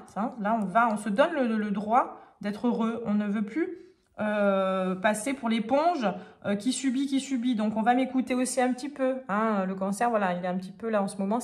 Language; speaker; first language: French; native; French